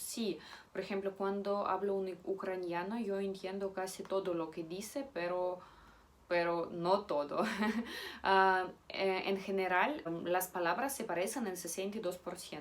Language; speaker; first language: Spanish; non-native, fluent; Russian